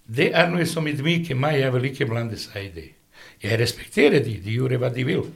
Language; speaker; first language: Norwegian; non-native, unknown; Bosnian